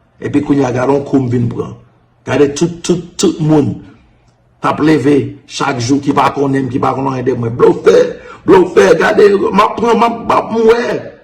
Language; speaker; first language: Haitian Creole; early bilingual, heritage; Haitian Creole